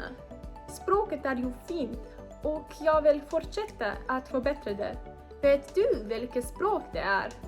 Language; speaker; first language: Swedish; non-native, learner; English